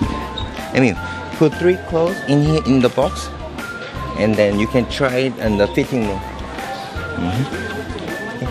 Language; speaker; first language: English; non-native, learner; Korean